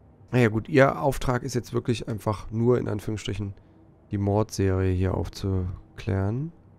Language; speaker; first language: German; native; German